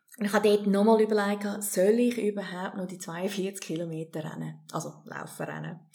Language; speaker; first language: German; early bilingual, heritage; German